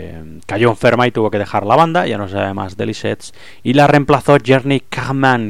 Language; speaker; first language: Spanish; native; Spanish